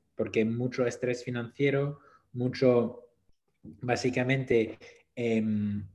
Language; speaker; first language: Spanish; non-native, fluent; French